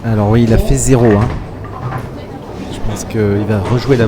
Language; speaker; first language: French; native; French